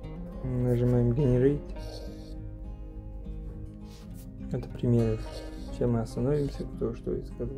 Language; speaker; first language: Russian; non-native, local second language; Kazakh